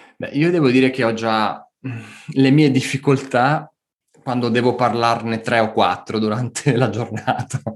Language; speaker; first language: Italian; native; Italian